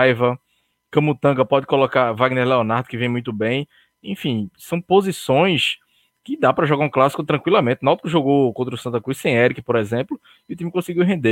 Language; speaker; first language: Portuguese; native; Portuguese